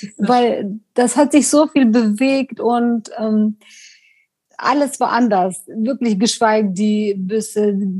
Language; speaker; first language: German; non-native, fluent; Kurdish